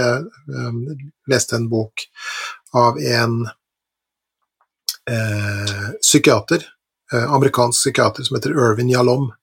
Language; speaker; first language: Norwegian; native; Norwegian